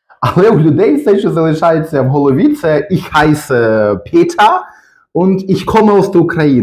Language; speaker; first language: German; non-native, fluent; Ukrainian